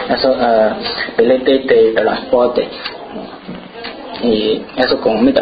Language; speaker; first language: Spanish; non-native, learner; Chinese